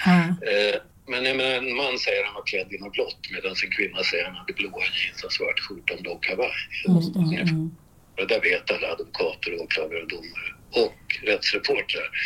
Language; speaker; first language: Swedish; native; Swedish